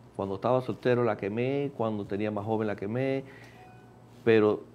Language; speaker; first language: Spanish; native; Spanish